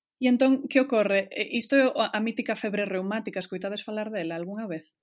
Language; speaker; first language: Galician; native; Galician